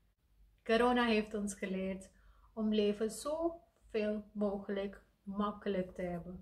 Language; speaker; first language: Dutch; non-native, fluent; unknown